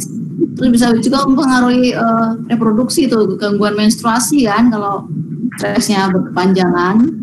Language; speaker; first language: Indonesian; native; Indonesian